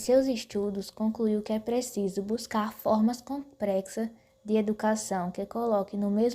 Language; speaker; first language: Portuguese; native; Portuguese